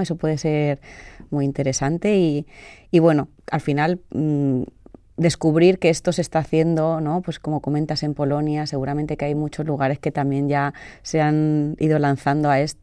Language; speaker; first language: Spanish; native; Spanish